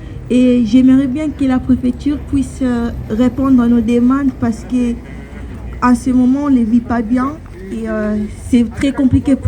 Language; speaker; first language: French; early bilingual, other home language; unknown